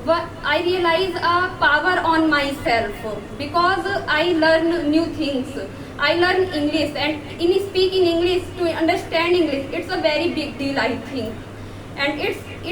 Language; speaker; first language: English; non-native, learner; Hindi